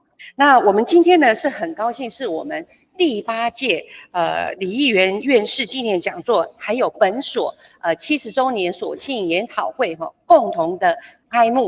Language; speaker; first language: Chinese; native; Chinese